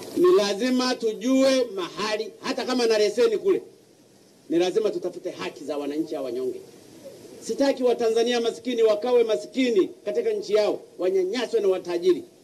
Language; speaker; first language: Swahili; native; Swahili